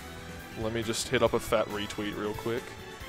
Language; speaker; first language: English; native; English